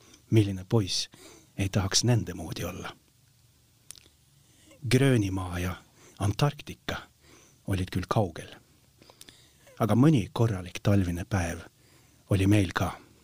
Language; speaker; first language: Estonian; non-native, fluent; Norwegian